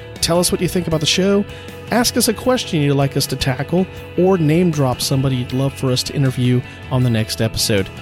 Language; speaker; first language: English; native; English